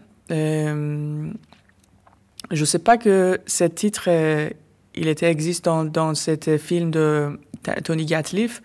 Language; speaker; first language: French; non-native, learner; Persian